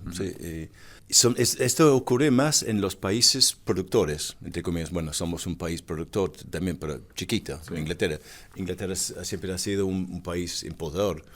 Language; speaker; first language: Spanish; non-native, fluent; English